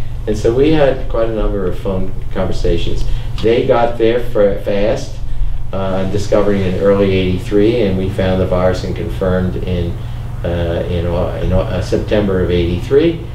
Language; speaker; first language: English; native; English